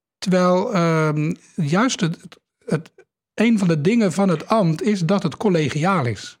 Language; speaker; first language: Dutch; native; Dutch